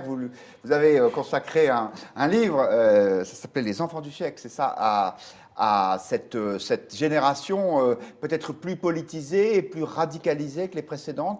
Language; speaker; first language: French; native; French